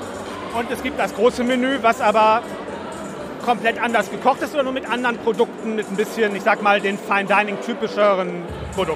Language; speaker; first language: German; native; German